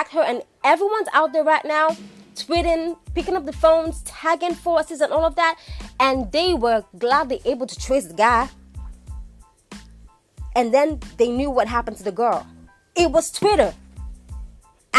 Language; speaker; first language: English; non-native, local second language; Igbo